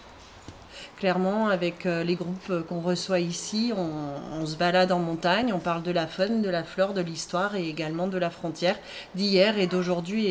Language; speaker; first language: French; native; French